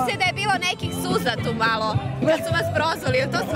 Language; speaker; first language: Serbian; native; Serbian